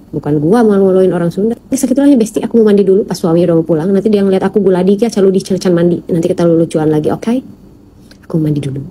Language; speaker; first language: Indonesian; native; Indonesian